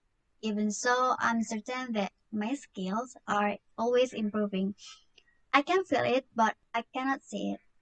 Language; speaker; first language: English; non-native, learner; Indonesian